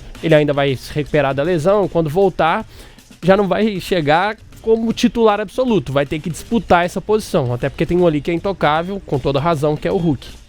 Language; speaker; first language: Portuguese; native; Portuguese